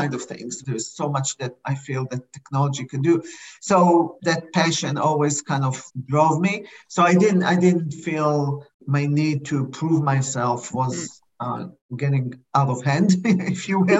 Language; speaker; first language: English; non-native, fluent; Hebrew